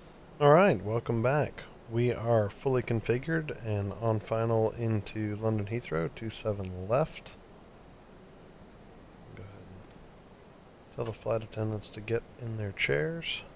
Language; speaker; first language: English; native; English